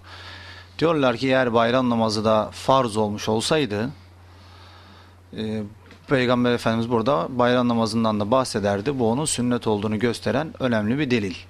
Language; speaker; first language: Turkish; native; Turkish